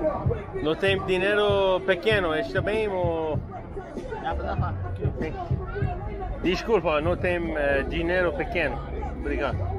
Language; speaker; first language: Portuguese; non-native, learner; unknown